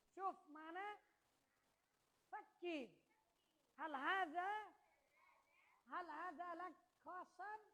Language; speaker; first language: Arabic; non-native, fluent; Bangla